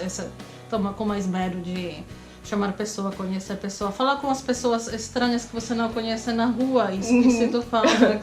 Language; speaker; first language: Portuguese; non-native, fluent; Czech